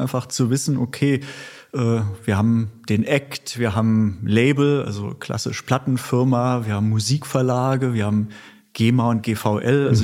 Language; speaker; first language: German; native; German